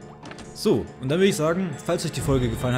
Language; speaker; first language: German; native; German